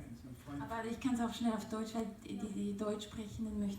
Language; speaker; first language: German; non-native, fluent; French